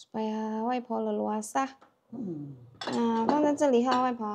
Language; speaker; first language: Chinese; non-native, fluent; Indonesian